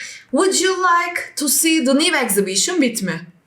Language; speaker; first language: English; non-native, fluent; Turkish